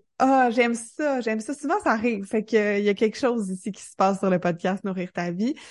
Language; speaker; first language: French; native; French